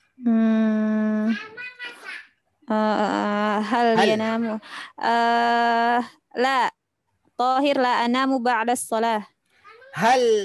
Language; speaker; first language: Arabic; non-native, learner; Indonesian